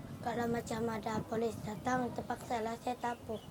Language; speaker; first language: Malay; non-native, local second language; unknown